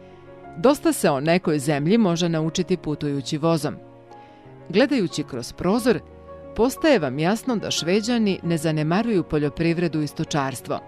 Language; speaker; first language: Bosnian; native; Bosnian